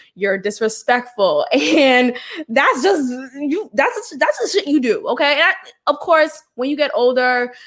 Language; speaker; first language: English; early bilingual, other home language; Haitian Creole